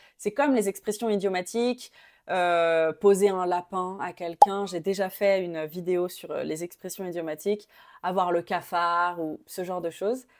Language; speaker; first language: French; native; French